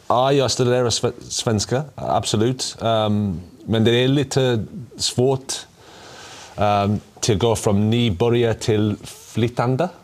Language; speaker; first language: Swedish; non-native, learner; English